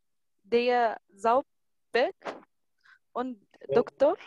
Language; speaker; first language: German; non-native, learner; Arabic